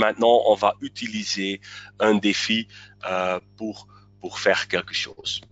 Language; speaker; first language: French; non-native, local second language; Dutch